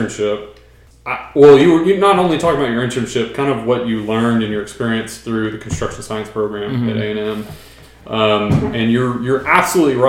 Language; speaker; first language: English; native; English